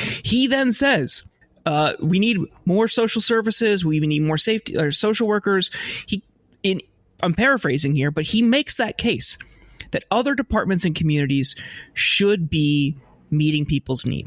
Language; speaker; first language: English; native; English